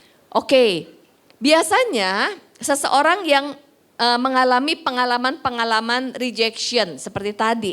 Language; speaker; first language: Indonesian; native; Indonesian